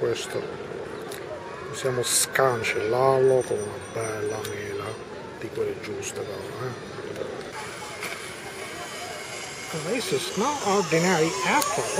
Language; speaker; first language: Italian; early bilingual, other home language; Albanian